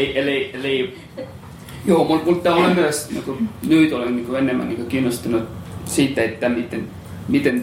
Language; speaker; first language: Finnish; non-native, fluent; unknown